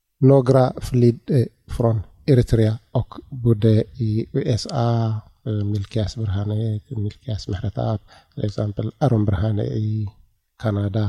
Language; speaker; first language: Swedish; non-native, learner; Tigrinya